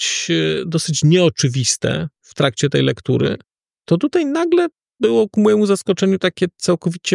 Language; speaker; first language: Polish; native; Polish